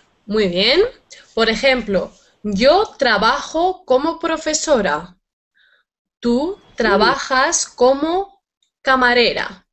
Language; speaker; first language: Spanish; native; Spanish